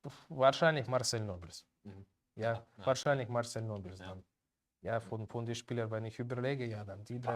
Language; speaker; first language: German; non-native, learner; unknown